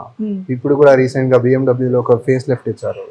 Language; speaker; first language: Telugu; non-native, fluent; Tamil